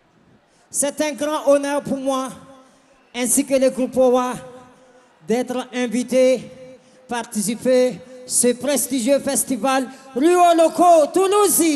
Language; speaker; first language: French; non-native, local second language; Malagasy